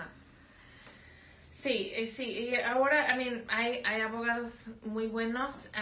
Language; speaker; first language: Spanish; non-native, fluent; English